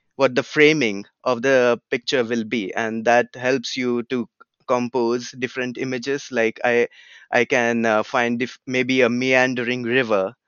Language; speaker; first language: English; non-native, local second language; Marathi